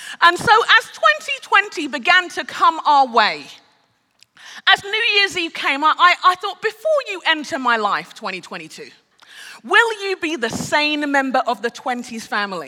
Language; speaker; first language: English; native; English